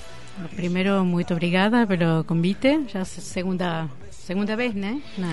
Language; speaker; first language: Portuguese; non-native, fluent; Spanish